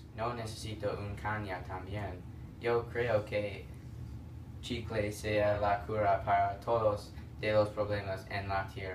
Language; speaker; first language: Spanish; non-native, learner; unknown